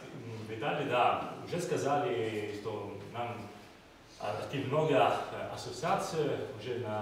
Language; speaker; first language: Russian; non-native, learner; Italian